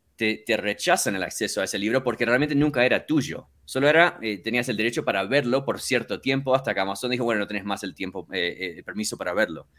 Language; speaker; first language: Spanish; early bilingual, heritage; Spanish